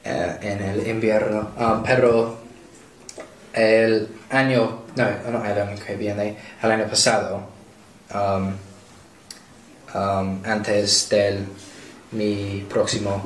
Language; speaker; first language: Spanish; non-native, learner; English